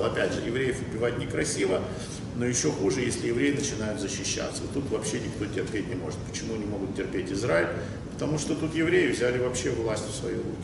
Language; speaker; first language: Russian; early bilingual, other home language; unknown